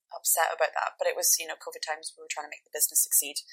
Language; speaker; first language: English; native; English